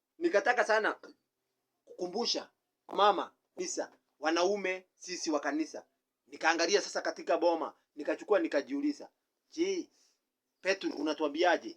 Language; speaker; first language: Swahili; non-native, local second language; Kikuyu